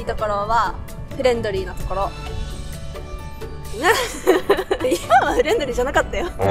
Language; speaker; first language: Japanese; native; Japanese